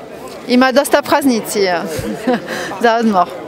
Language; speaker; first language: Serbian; non-native, learner; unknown